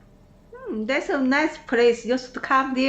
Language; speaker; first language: English; non-native, learner; Chinese